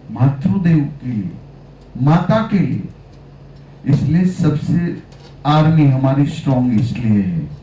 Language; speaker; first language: Hindi; non-native, local second language; Gujarati